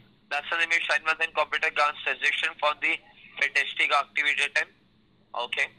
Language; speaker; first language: German; non-native, learner; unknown